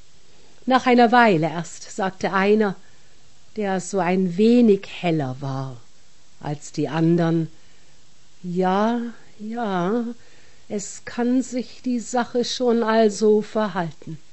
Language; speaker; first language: German; native; German